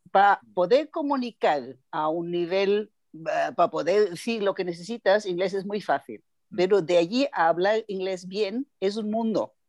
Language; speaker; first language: Spanish; non-native, fluent; German